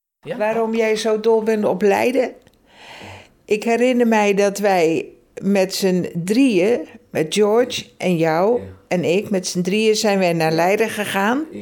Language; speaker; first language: Dutch; native; Dutch